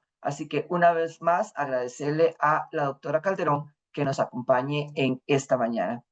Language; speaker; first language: Spanish; native; Spanish